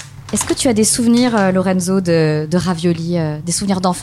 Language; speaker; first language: French; native; French